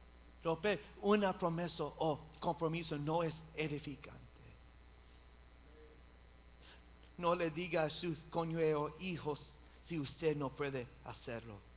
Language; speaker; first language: Spanish; early bilingual, heritage; English